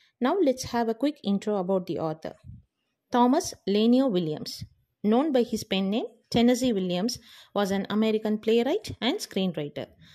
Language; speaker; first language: English; non-native, local second language; Tamil